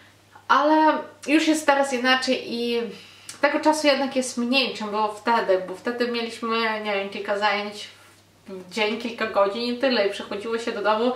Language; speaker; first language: Polish; non-native, fluent; Ukrainian